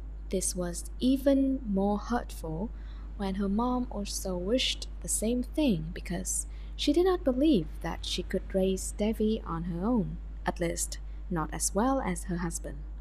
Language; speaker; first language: English; non-native, fluent; Vietnamese